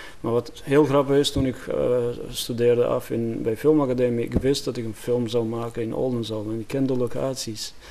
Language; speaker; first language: Dutch; non-native, fluent; Albanian